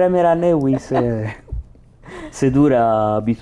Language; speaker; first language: French; non-native, learner; Italian